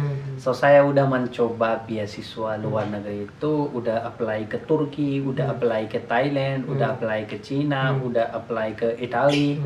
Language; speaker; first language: Indonesian; non-native, learner; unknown